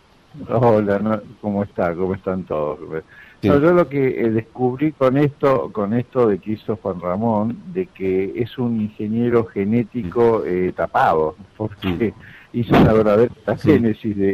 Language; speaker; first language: Spanish; native; Spanish